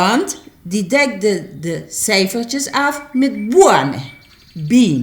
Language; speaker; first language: Dutch; native; Dutch